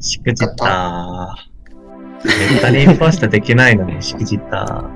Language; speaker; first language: Japanese; non-native, learner; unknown